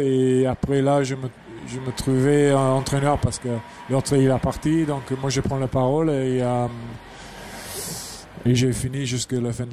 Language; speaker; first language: French; non-native, fluent; English